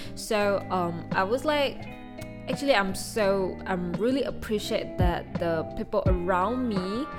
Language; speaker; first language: English; non-native, local second language; Chinese